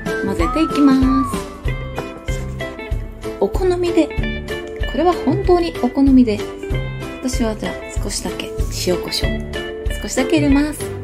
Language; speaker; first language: Japanese; native; Japanese